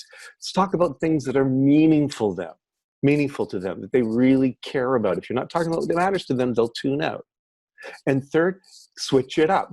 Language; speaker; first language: English; native; English